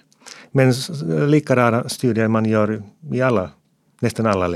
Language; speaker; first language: Swedish; non-native, fluent; Finnish